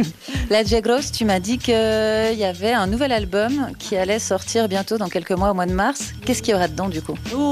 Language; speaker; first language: French; native; French